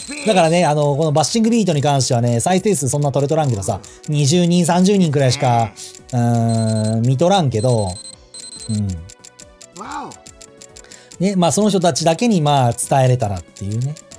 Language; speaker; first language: Japanese; native; Japanese